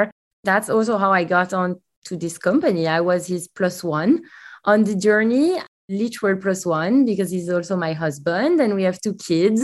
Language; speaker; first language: English; non-native, fluent; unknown